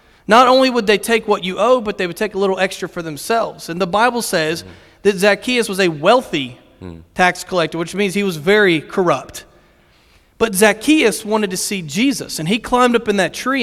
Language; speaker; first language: English; native; English